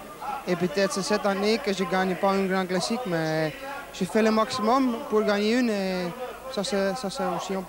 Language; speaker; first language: French; non-native, local second language; Dutch